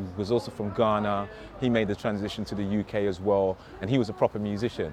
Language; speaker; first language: English; native; English